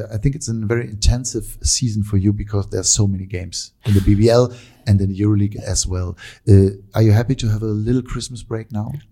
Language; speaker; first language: English; non-native, fluent; German